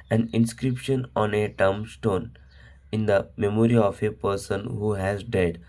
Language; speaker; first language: English; non-native, local second language; Telugu